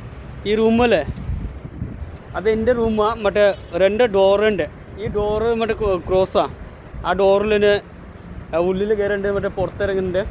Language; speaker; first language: Malayalam; non-native, local second language; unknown